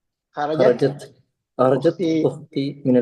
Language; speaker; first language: Arabic; non-native, learner; Malayalam